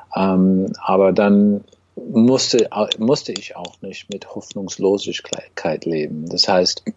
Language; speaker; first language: German; non-native, fluent; English